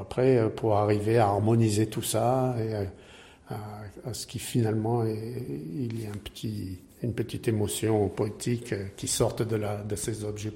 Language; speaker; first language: French; native; French